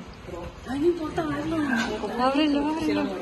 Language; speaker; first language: Spanish; native; Spanish